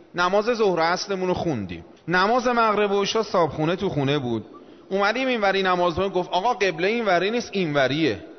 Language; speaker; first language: Persian; non-native, local second language; Azerbaijani